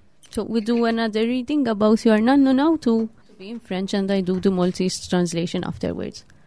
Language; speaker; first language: English; non-native, local second language; Maltese